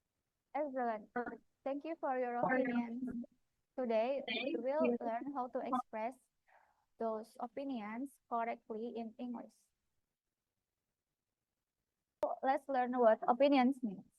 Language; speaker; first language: English; non-native, fluent; Indonesian